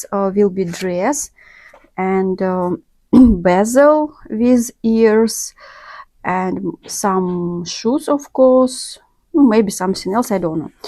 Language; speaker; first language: English; non-native, learner; Russian